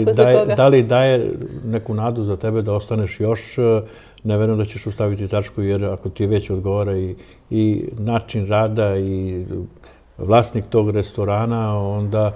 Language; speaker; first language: Croatian; native; Croatian